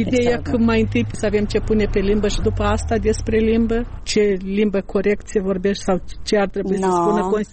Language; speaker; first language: Romanian; native; Romanian